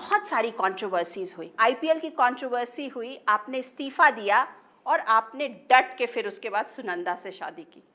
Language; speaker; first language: Hindi; native; Hindi